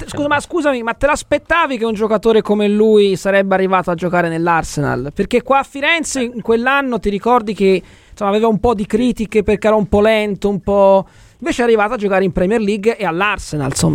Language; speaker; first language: Italian; native; Italian